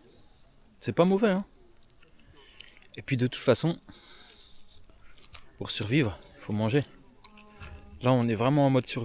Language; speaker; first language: French; native; French